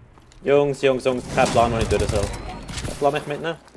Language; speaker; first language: German; native; German